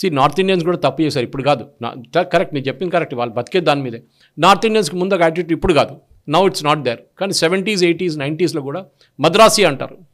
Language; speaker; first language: Telugu; non-native, local second language; Malayalam